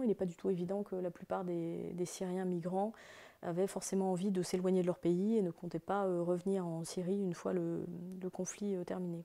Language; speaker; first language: French; native; French